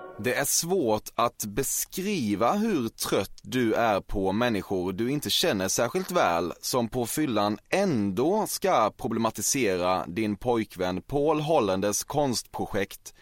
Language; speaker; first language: Swedish; native; Swedish